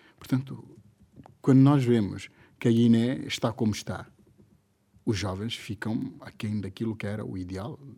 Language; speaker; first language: Portuguese; non-native, local second language; Upper Guinea Crioulo